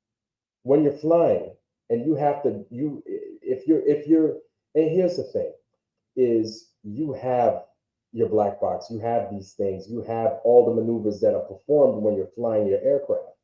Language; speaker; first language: English; native; English